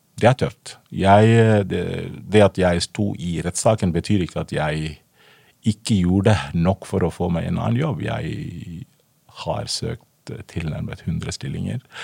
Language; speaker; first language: Norwegian; non-native, fluent; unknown